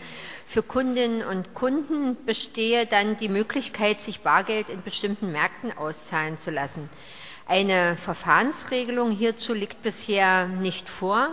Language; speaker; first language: German; native; German